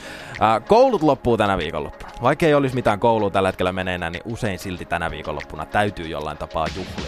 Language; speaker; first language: Finnish; native; Finnish